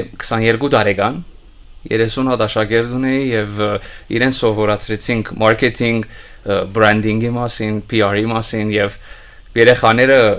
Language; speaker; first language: Armenian; early bilingual, heritage; Armenian